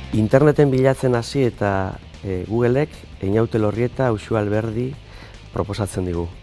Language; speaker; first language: Basque; native; Basque